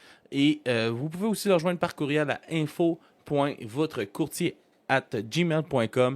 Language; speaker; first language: French; native; French